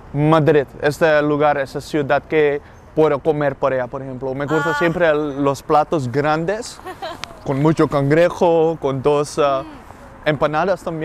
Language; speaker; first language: Spanish; non-native, learner; Dutch